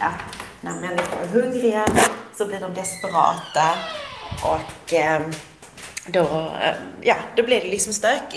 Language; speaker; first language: Swedish; native; Swedish